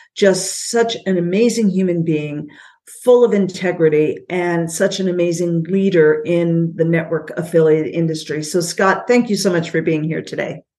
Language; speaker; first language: English; native; English